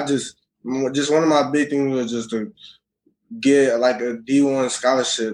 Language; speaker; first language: English; native; English